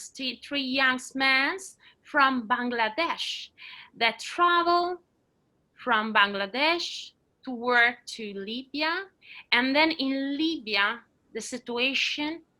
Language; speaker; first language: English; non-native, learner; Italian